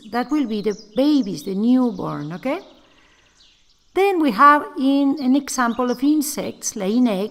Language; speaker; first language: English; non-native, fluent; Spanish